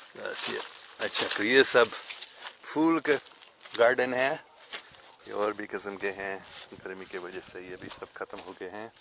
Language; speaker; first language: Urdu; non-native, fluent; English